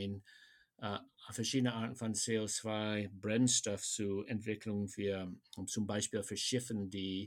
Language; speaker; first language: German; non-native, fluent; English